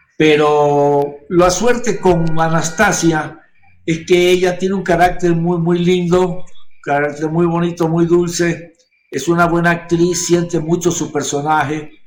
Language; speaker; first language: Spanish; native; Spanish